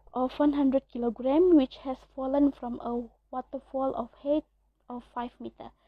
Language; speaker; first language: English; non-native, local second language; Malay